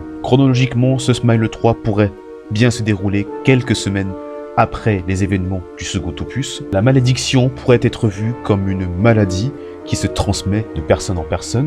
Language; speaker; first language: French; native; French